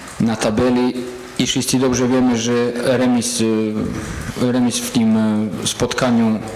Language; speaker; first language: Polish; non-native, fluent; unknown